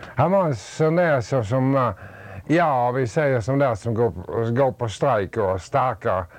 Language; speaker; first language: Swedish; native; Swedish